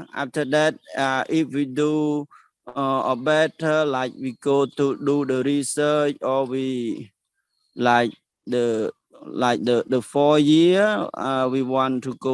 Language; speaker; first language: English; non-native, learner; Khmer